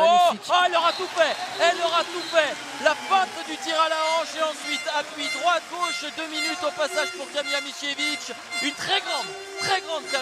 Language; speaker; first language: French; native; French